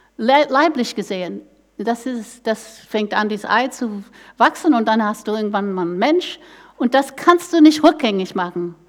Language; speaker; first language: German; non-native, fluent; English